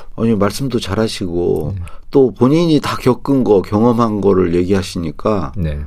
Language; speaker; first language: Korean; native; Korean